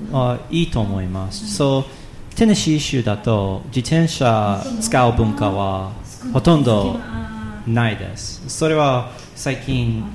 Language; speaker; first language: Japanese; non-native, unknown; English